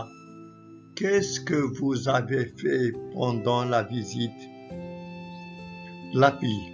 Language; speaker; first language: French; non-native, local second language; Arabic